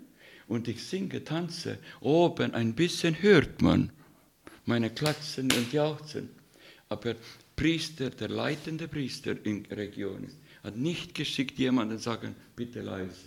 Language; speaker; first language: German; non-native, fluent; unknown